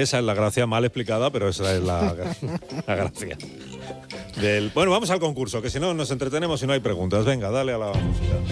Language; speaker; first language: Spanish; native; Spanish